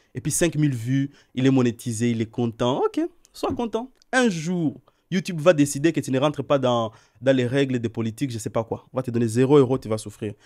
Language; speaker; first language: French; non-native, local second language; Swahili